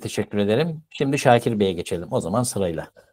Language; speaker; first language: Turkish; native; Turkish